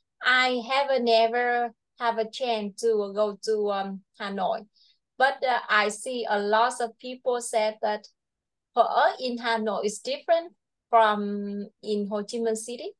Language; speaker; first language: English; non-native, fluent; Vietnamese